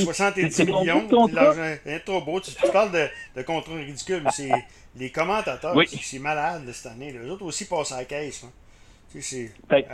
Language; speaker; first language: French; native; French